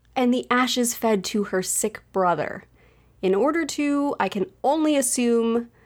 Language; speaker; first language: English; native; English